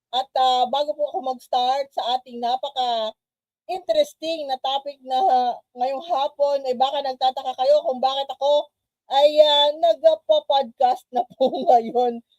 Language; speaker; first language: Filipino; non-native, local second language; Cebuano